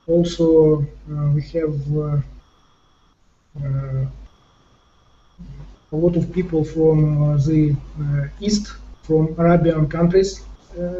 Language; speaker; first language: English; non-native, fluent; Ukrainian